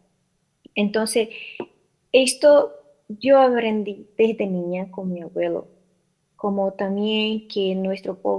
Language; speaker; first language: Spanish; non-native, learner; Portuguese